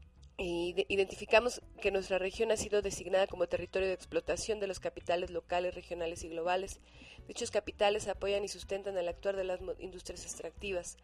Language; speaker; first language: Spanish; native; Spanish